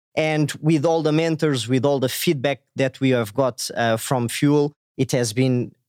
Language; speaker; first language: English; non-native, fluent; Portuguese